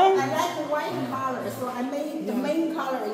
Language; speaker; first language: English; non-native, learner; Chinese